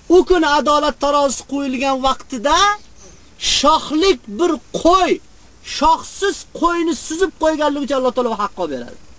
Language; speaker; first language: Uzbek; native; Uzbek